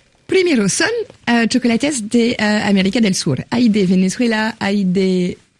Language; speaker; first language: Spanish; non-native, fluent; French